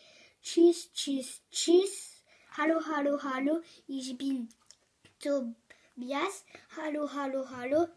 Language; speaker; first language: German; non-native, learner; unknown